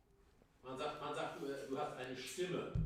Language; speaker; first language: German; native; German